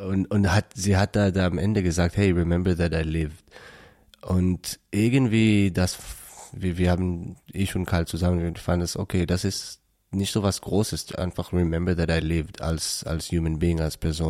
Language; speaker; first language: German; non-native, learner; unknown